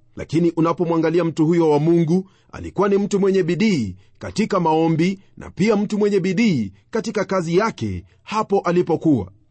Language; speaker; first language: Swahili; non-native, local second language; Luyia